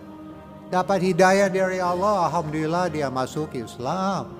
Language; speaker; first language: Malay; non-native, fluent; English